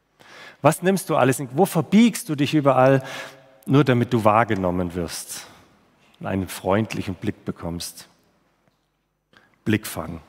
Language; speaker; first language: German; native; German